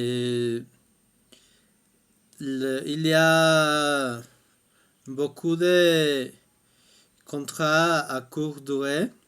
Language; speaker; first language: French; non-native, fluent; Spanish